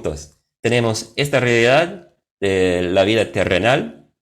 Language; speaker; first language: Spanish; non-native, fluent; English